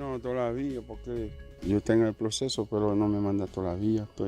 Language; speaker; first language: Spanish; non-native, learner; Haitian Creole